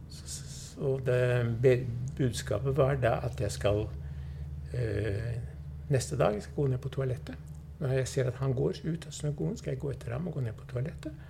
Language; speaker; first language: Norwegian; early bilingual, other home language; Swedish